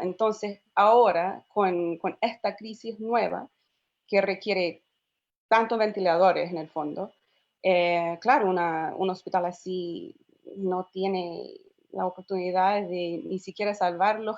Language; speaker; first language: Spanish; non-native, fluent; English